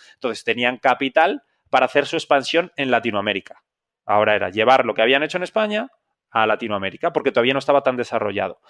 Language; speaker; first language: Spanish; native; Spanish